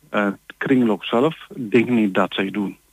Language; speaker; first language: Dutch; non-native, learner; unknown